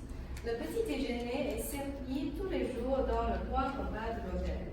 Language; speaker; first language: French; non-native, fluent; Chinese